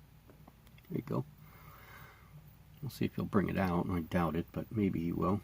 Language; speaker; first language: English; native; English